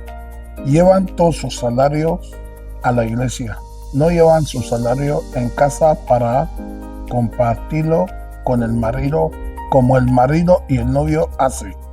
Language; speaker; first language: Spanish; non-native, local second language; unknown